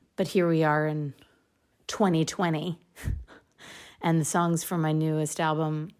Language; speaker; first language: English; native; English